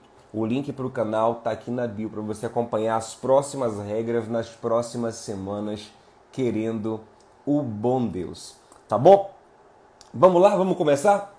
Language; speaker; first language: Portuguese; native; Portuguese